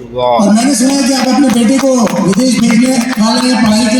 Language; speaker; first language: Hindi; native; Hindi